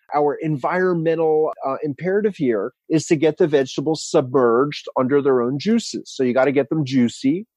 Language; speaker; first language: English; native; English